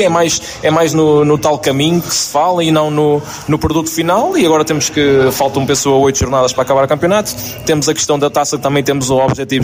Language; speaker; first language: Portuguese; native; Portuguese